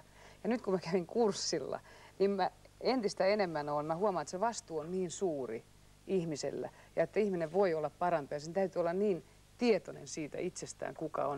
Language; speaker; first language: Finnish; native; Finnish